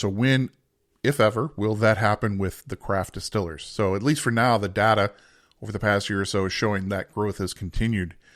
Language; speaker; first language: English; native; English